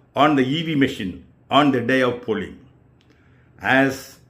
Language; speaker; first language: English; non-native, local second language; Tamil